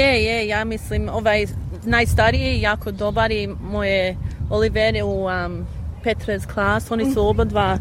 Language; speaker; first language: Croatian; early bilingual, heritage; English